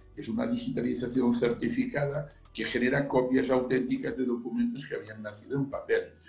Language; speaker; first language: Spanish; non-native, local second language; Catalan